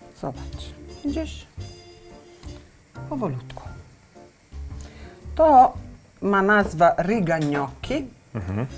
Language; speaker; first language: Polish; non-native, learner; Italian